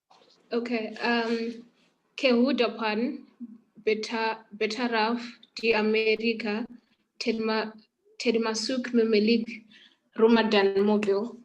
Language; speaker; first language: Indonesian; non-native, learner; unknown